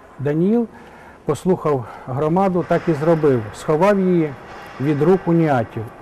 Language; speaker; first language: Ukrainian; native; Ukrainian